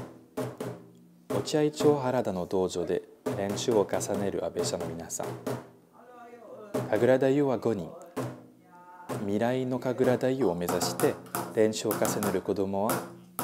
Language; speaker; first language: Japanese; non-native, fluent; French